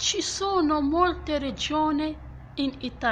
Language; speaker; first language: Italian; non-native, fluent; French